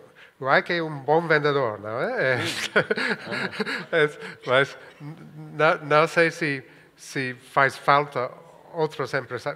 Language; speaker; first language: Portuguese; non-native, fluent; Spanish